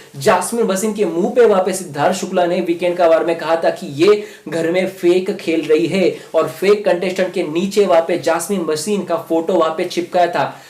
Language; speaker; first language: Hindi; non-native, local second language; Marathi